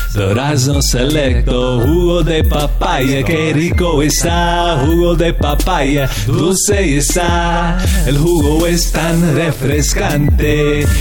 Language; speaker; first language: Spanish; non-native, fluent; English